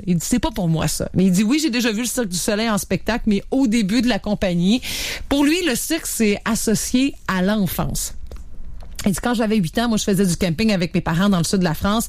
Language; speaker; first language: French; native; French